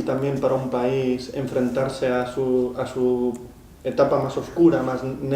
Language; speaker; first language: Spanish; native; Spanish